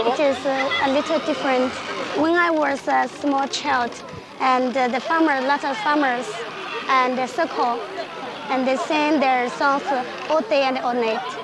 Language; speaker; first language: English; non-native, fluent; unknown